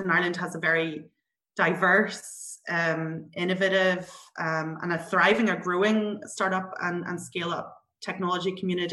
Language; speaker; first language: English; native; English